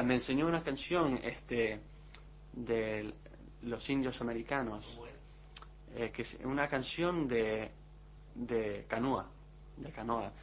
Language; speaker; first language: Spanish; early bilingual, heritage; Spanish